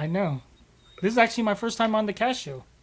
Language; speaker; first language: English; native; English